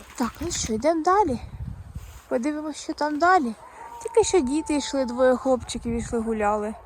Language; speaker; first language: Ukrainian; native; Ukrainian